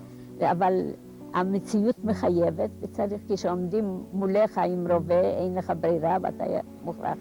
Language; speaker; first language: Hebrew; non-native, fluent; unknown